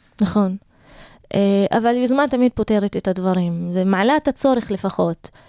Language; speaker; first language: Hebrew; non-native, local second language; Arabic